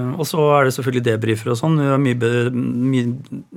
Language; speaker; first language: Norwegian; native; Norwegian